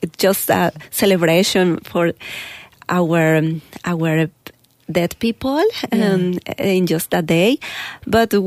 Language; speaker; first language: English; non-native, learner; Spanish